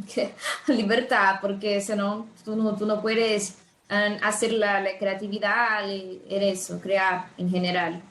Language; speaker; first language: Spanish; non-native, fluent; Portuguese